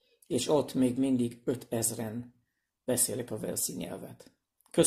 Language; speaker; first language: Hungarian; non-native, fluent; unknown